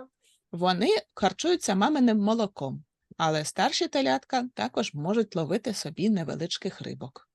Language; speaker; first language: Ukrainian; native; Ukrainian